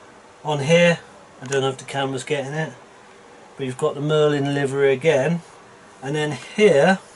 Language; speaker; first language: English; native; English